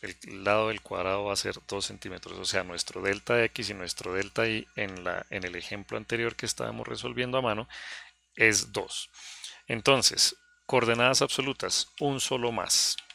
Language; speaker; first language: Spanish; native; Spanish